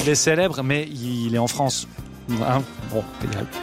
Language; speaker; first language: French; native; French